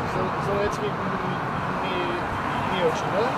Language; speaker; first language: Russian; non-native, learner; English